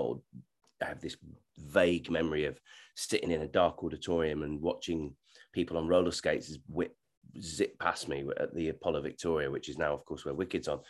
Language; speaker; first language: English; native; English